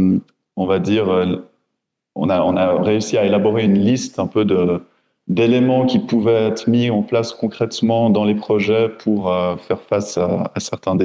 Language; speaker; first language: French; native; French